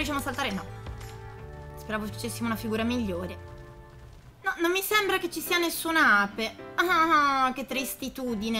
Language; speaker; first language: Italian; native; Italian